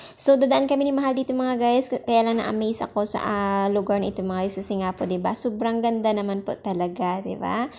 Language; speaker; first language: Filipino; non-native, local second language; Hiligaynon